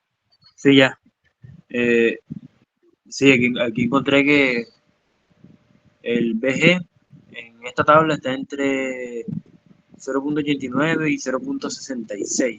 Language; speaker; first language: Spanish; native; Spanish